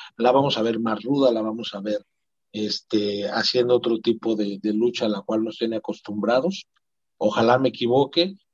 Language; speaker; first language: Spanish; native; Spanish